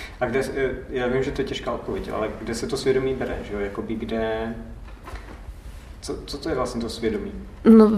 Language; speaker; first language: Czech; native; Czech